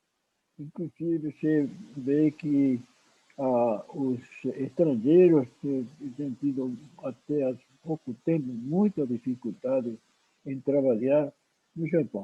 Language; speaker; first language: Portuguese; non-native, fluent; Spanish